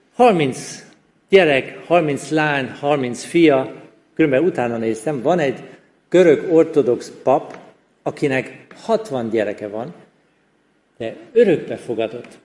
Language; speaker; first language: Hungarian; non-native, fluent; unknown